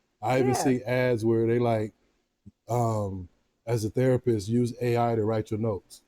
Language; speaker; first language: English; native; English